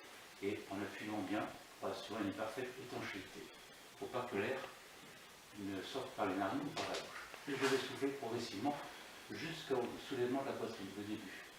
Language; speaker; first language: French; native; French